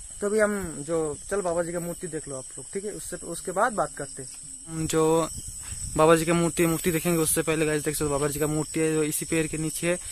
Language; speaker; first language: Hindi; non-native, local second language; Bangla